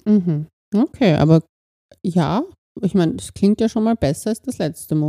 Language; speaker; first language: German; native; German